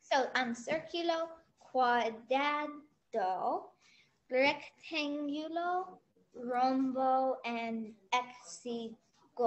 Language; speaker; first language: Spanish; non-native, learner; English